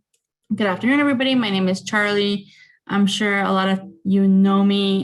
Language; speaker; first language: English; native; English